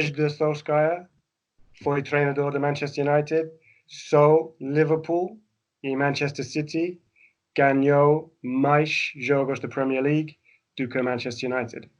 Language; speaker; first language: Portuguese; non-native, fluent; English